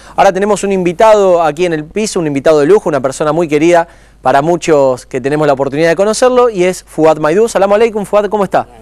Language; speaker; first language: Spanish; native; Spanish